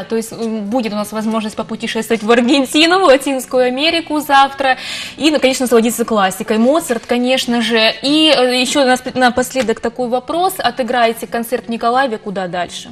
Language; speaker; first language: Russian; native; Russian